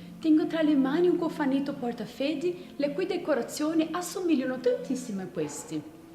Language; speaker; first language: Italian; non-native, fluent; Portuguese